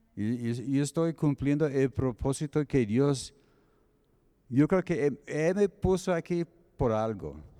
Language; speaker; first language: Spanish; non-native, fluent; English